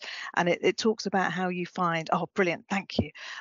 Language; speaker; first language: English; native; English